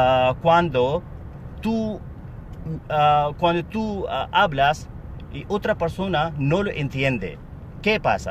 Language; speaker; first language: Spanish; non-native, learner; Pashto